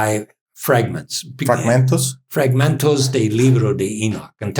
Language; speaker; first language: Spanish; non-native, learner; English